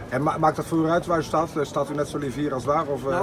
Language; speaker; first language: Dutch; native; Dutch